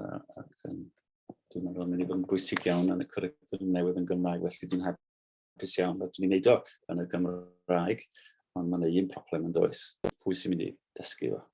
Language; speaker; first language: Welsh; native; Welsh